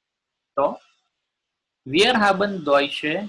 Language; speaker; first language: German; non-native, learner; Gujarati